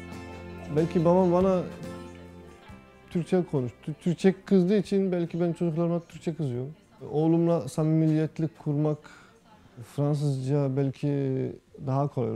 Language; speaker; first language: Turkish; early bilingual, heritage; Turkish